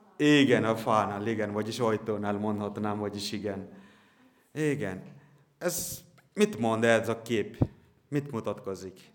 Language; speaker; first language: Hungarian; non-native, learner; Bangla